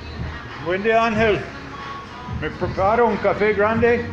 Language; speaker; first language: Spanish; non-native, learner; English